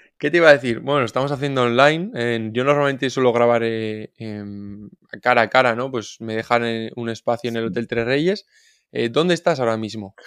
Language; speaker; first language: Spanish; native; Spanish